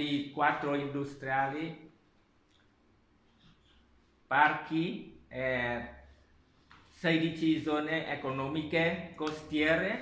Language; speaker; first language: Italian; non-native, learner; Vietnamese